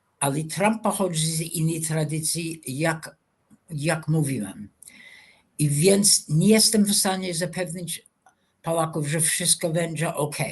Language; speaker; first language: Polish; non-native, fluent; English